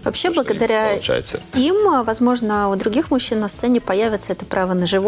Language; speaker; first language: Russian; native; Russian